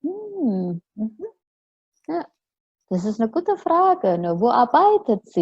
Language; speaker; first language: German; non-native, fluent; Indonesian